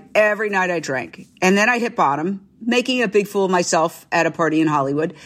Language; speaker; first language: English; native; English